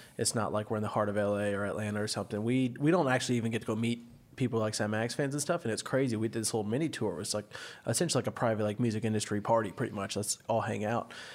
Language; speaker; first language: English; native; English